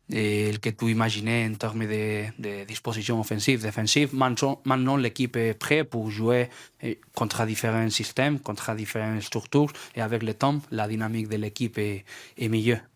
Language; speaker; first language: French; non-native, learner; Spanish